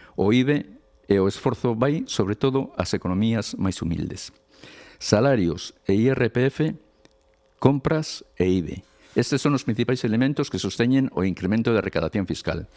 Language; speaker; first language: Galician; non-native, local second language; Spanish